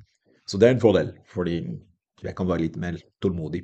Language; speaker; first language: Norwegian; non-native, fluent; French